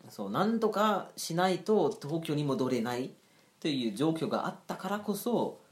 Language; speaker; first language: Japanese; non-native, fluent; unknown